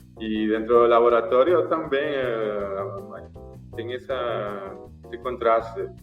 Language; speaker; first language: Portuguese; non-native, learner; Spanish